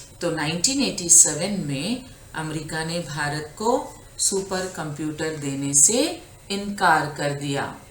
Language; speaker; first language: Urdu; native; Urdu